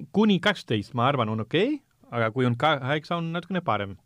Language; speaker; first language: Estonian; non-native, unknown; Spanish